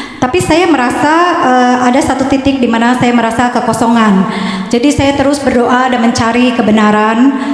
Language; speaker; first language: Indonesian; native; Indonesian